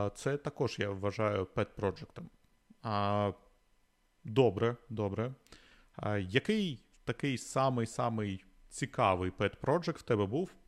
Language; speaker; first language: Ukrainian; native; Ukrainian